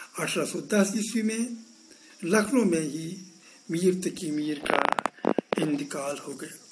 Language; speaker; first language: Urdu; non-native, local second language; Kashmiri